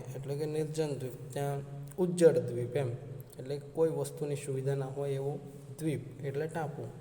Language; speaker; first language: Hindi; non-native, local second language; Gujarati